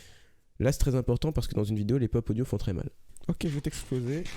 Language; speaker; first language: French; native; French